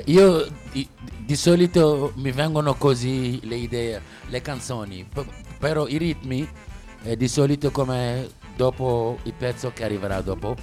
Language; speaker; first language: Italian; non-native, local second language; Wolof